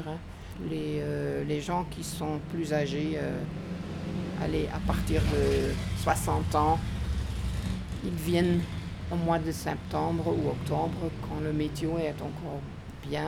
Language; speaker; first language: French; non-native, fluent; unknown